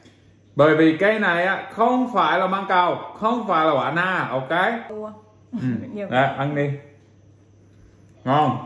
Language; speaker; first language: Vietnamese; non-native, fluent; English